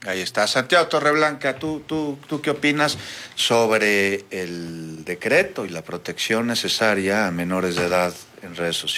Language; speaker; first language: Spanish; native; Spanish